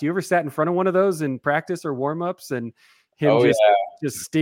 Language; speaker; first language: English; native; English